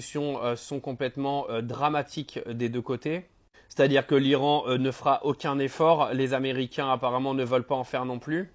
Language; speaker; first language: French; native; French